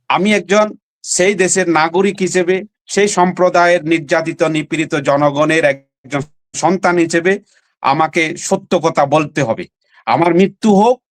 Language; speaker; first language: Bangla; non-native, local second language; Chakma